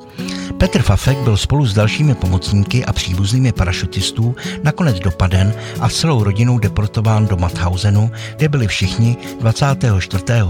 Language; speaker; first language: Czech; native; Czech